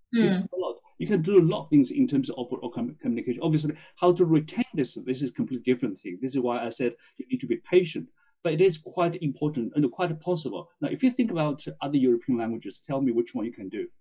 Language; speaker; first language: English; non-native, fluent; Chinese